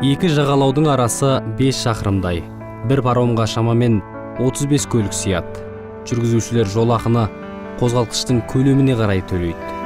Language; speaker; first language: Kazakh; native; Kazakh